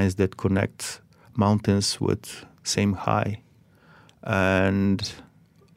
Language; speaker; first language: English; non-native, fluent; Macedonian